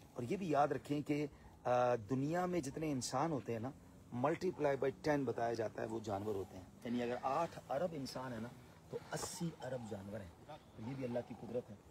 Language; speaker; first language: Urdu; native; Urdu